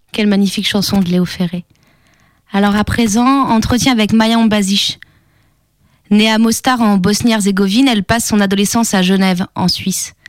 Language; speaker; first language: French; native; French